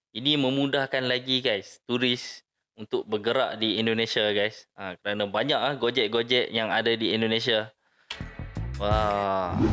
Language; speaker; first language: Malay; native; Malay